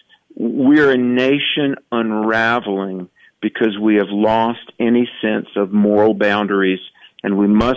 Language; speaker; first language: English; native; English